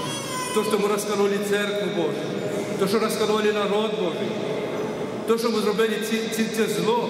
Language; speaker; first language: Russian; non-native, local second language; Ukrainian